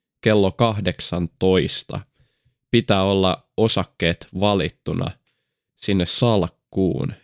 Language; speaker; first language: Finnish; native; Finnish